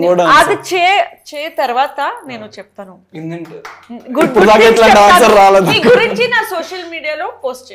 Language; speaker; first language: Telugu; non-native, fluent; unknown